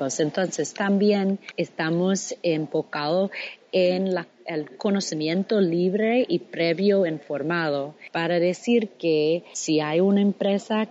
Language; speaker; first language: Spanish; non-native, fluent; English